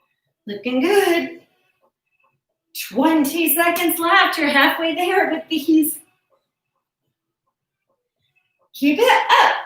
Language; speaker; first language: English; native; English